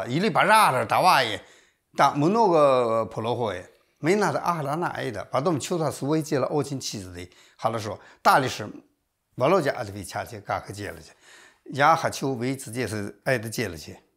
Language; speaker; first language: Russian; non-native, learner; Chinese